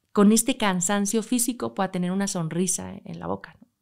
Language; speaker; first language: Spanish; native; Spanish